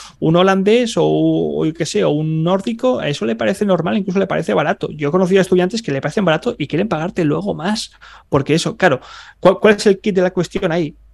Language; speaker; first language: Spanish; native; Spanish